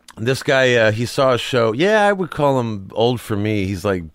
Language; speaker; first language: English; native; English